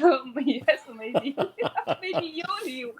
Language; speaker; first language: English; non-native, learner; Chinese